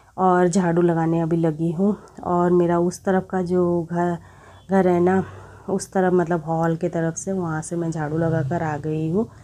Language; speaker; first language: Hindi; non-native, local second language; Bangla